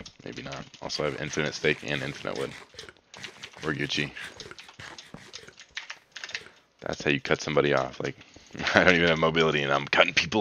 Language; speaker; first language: English; native; English